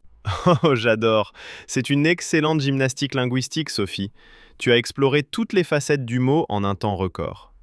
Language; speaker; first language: French; native; French